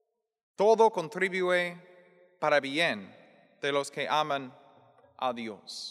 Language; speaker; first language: Spanish; non-native, fluent; English